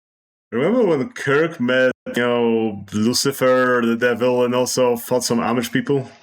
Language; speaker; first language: English; non-native, fluent; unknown